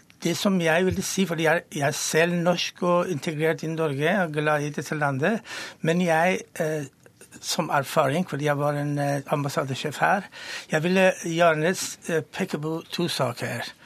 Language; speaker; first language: Norwegian; non-native, fluent; Persian